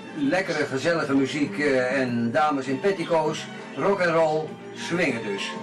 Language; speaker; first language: Dutch; native; Dutch